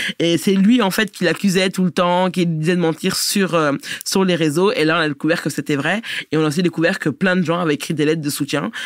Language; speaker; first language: French; native; French